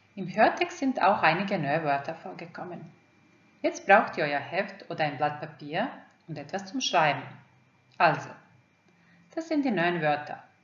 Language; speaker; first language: German; non-native, fluent; Croatian